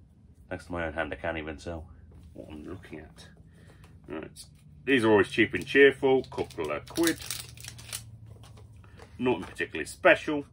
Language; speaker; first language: English; native; English